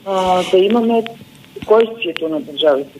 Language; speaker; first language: Bulgarian; native; Bulgarian